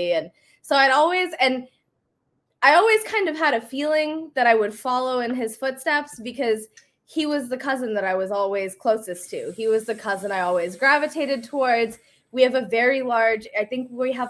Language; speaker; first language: English; native; English